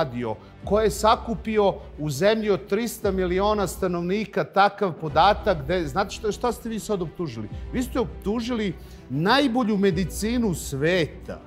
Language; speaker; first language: Serbian; native; Serbian